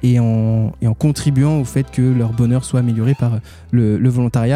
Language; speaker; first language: French; native; French